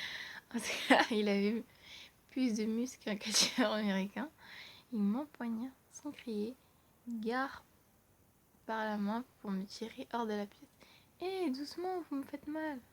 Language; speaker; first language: French; native; French